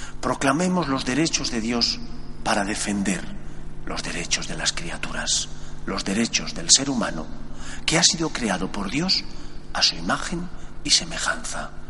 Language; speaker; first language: Spanish; native; Spanish